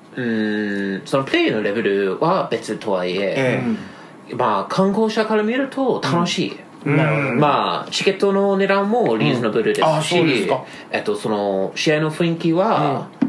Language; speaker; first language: Japanese; non-native, fluent; English